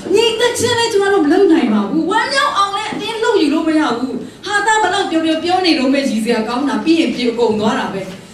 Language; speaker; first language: Burmese; non-native, local second language; Kachin